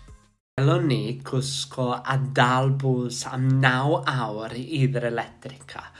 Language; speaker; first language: Welsh; non-native, learner; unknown